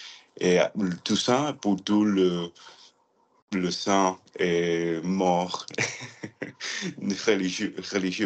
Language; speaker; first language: French; non-native, learner; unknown